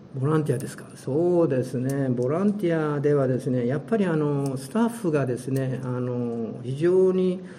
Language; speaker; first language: Japanese; native; Japanese